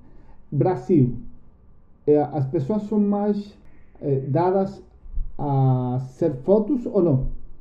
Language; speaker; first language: Portuguese; non-native, learner; Spanish